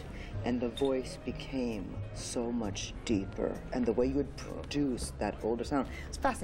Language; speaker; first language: English; native; English